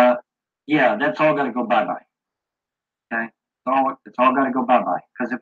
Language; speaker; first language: English; native; English